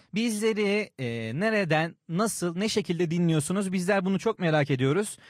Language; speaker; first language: Turkish; native; Turkish